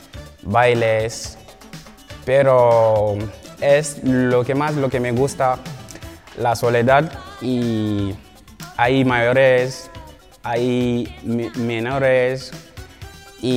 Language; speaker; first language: Spanish; non-native, learner; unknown